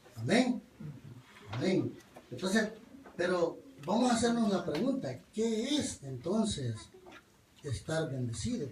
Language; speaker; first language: Spanish; native; Spanish